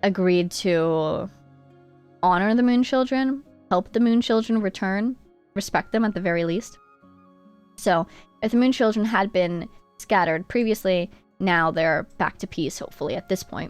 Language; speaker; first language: English; native; English